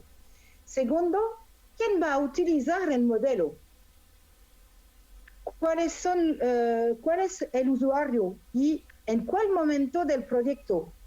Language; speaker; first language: Spanish; non-native, fluent; French